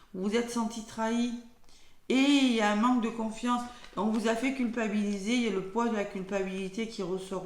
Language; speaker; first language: French; native; French